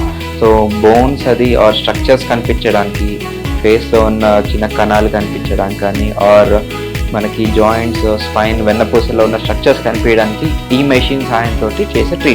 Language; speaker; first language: Telugu; native; Telugu